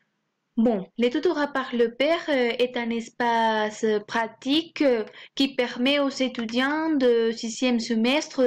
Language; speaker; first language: French; non-native, fluent; Spanish